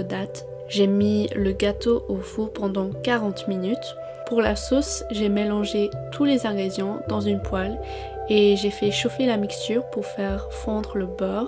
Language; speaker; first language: French; non-native, fluent; English